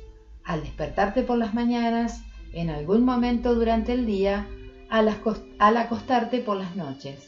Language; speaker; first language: Spanish; native; Spanish